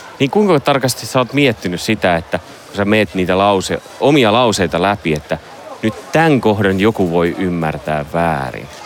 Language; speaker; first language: Finnish; native; Finnish